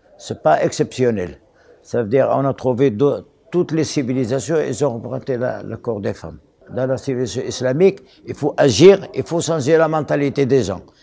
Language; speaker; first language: French; non-native, local second language; Arabic